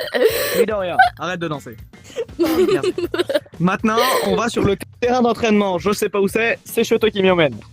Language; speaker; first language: French; native; French